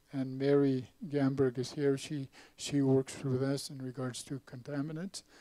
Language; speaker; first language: English; native; English